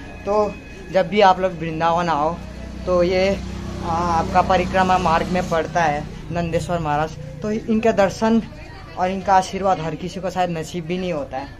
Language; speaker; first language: Hindi; non-native, local second language; Nepali